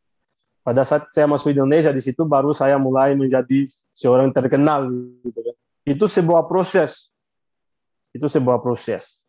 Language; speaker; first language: Indonesian; non-native, fluent; Portuguese